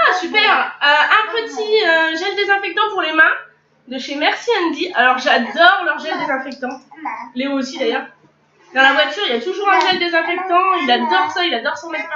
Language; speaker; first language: French; native; French